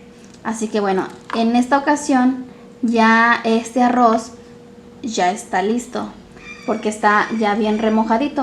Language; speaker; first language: Spanish; native; Spanish